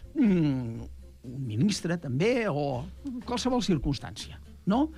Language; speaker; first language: Catalan; native; Catalan